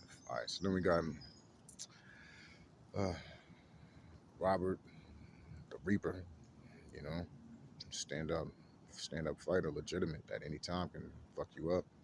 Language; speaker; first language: English; native; English